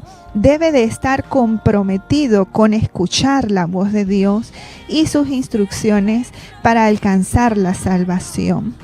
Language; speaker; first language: Spanish; native; Spanish